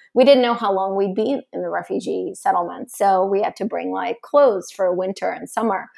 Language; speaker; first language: English; early bilingual, other home language; Russian